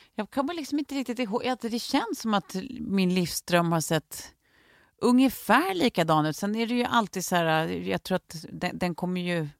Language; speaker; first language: Swedish; native; Swedish